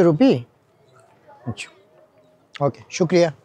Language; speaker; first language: Hindi; non-native, learner; Bangla